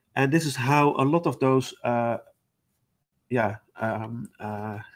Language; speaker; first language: English; non-native, fluent; Dutch